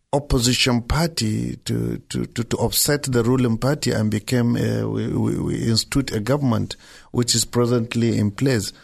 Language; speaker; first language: English; non-native, local second language; Hausa